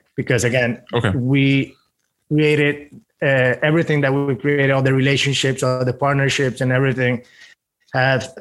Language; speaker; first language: English; non-native, fluent; Spanish